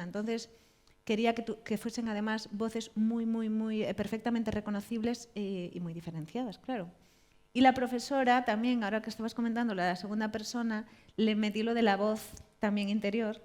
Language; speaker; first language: Spanish; native; Spanish